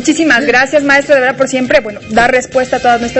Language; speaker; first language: Spanish; native; Spanish